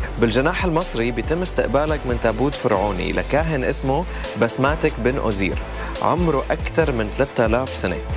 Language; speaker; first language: Arabic; native; Arabic